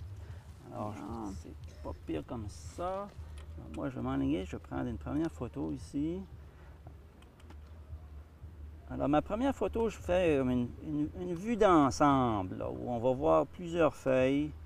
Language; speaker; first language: French; native; French